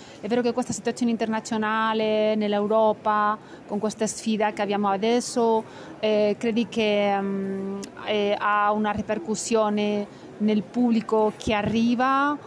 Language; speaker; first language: Italian; non-native, fluent; Spanish